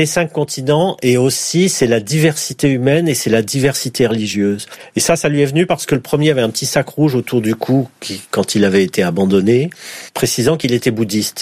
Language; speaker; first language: French; native; French